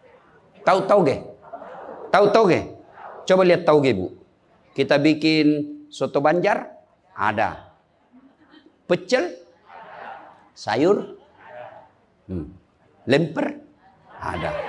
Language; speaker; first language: Indonesian; native; Indonesian